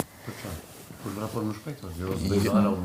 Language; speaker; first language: Albanian; native; Albanian